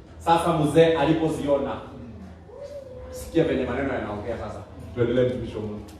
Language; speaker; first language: Swahili; non-native, local second language; Kikuyu